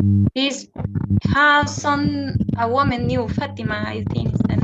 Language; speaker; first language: English; non-native, learner; Spanish